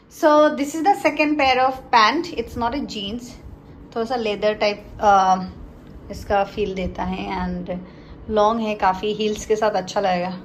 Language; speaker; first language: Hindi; non-native, local second language; Assamese